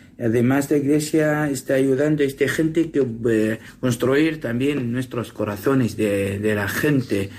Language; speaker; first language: Spanish; non-native, learner; Assyrian Neo-Aramaic